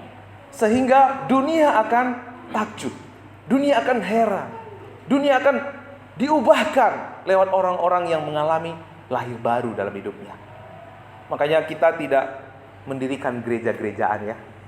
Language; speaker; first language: Indonesian; native; Indonesian